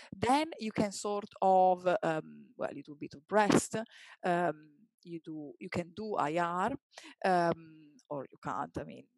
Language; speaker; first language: English; non-native, fluent; Italian